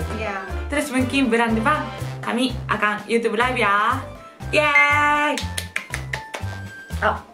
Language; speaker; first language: Indonesian; non-native, learner; Japanese